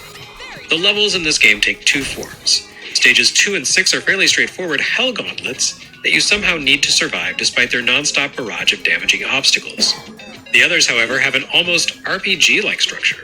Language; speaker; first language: English; native; English